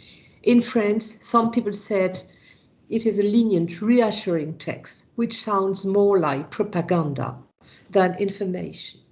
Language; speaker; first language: English; non-native, fluent; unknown